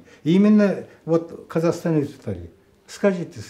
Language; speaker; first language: Russian; native; Russian